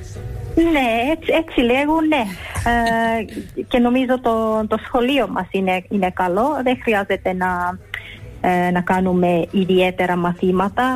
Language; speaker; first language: Greek; early bilingual, heritage; Finnish